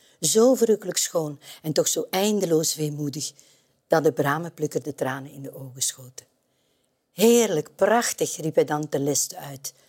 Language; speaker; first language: Dutch; native; Dutch